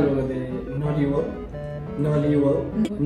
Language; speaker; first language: Japanese; non-native, fluent; Nepali